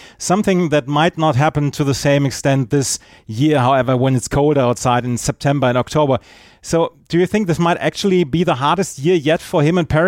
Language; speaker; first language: English; non-native, fluent; German